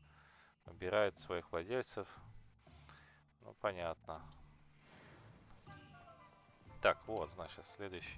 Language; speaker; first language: Russian; native; Russian